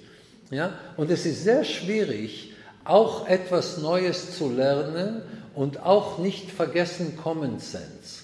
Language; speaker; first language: German; non-native, fluent; Hebrew